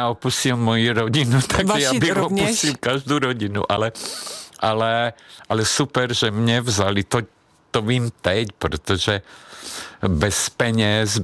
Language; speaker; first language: Czech; non-native, fluent; Hungarian